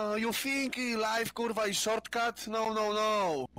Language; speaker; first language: English; non-native, learner; Polish